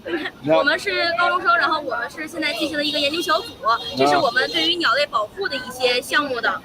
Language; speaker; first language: Chinese; native; Chinese